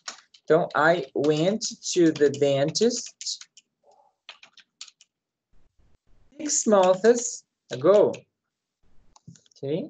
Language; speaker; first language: English; non-native, learner; Portuguese